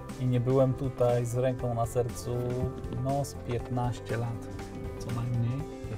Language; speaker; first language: Polish; early bilingual, heritage; Polish